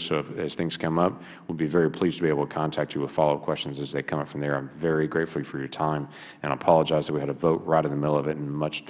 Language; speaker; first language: English; native; English